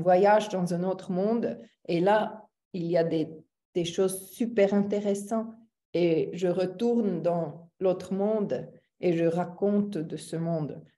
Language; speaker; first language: French; non-native, local second language; German